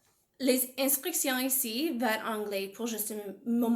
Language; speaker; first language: French; non-native, learner; English